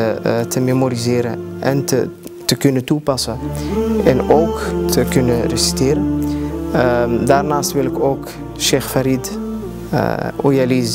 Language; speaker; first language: Dutch; early bilingual, other home language; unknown